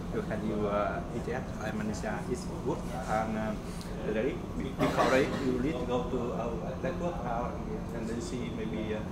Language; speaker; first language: English; non-native, learner; Vietnamese